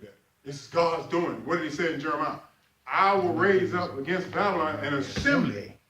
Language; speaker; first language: English; native; English